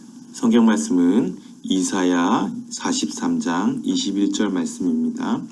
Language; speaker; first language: Korean; native; Korean